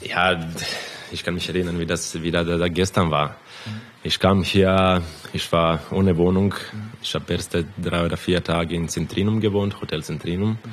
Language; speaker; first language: German; non-native, fluent; Croatian